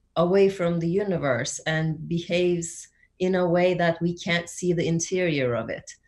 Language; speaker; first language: English; non-native, fluent; Turkish